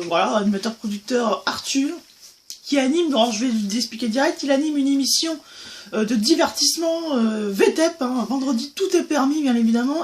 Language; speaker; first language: French; native; French